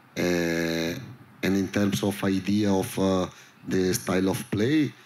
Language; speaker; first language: English; non-native, learner; Italian